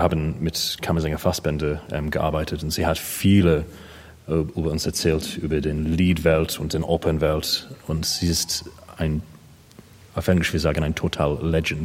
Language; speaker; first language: German; non-native, learner; English